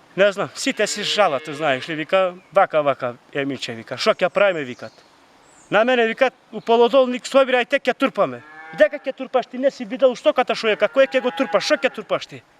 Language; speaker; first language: Macedonian; non-native, local second language; Turkish